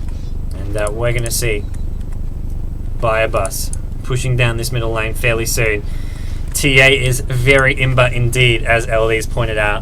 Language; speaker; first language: English; native; English